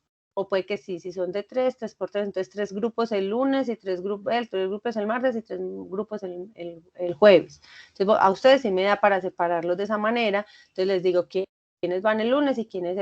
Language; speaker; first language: Spanish; native; Spanish